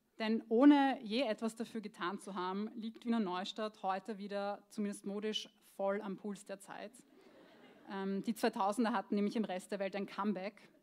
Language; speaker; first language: German; early bilingual, other home language; Croatian